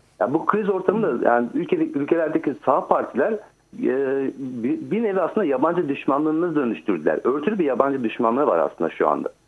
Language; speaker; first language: Turkish; native; Turkish